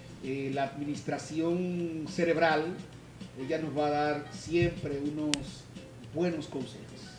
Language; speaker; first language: Spanish; native; Spanish